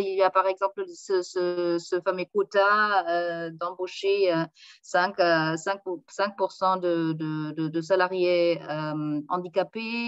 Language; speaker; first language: French; non-native, fluent; German